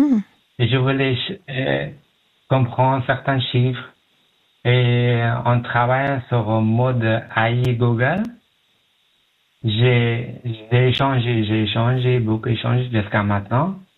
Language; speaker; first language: French; non-native, learner; Pashto